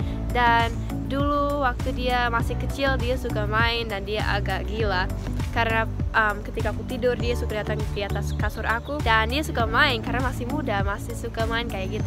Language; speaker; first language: Indonesian; non-native, fluent; English